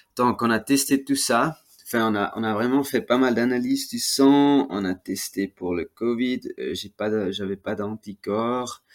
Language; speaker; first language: French; non-native, fluent; Swiss German